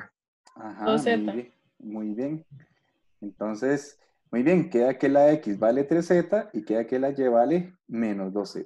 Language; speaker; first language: Spanish; native; Spanish